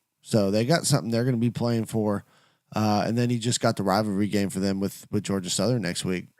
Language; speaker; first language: English; native; English